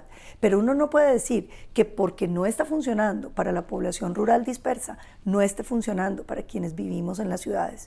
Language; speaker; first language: Spanish; native; Spanish